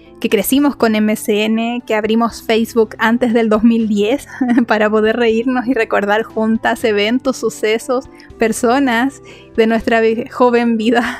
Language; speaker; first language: Spanish; native; Spanish